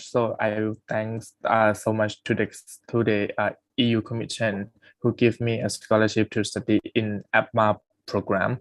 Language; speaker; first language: English; non-native, fluent; Thai